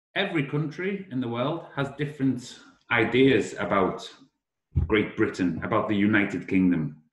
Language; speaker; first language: English; native; English